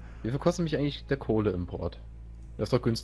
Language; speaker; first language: German; native; German